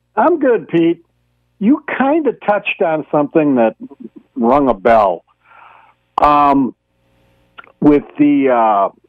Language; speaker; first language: English; native; English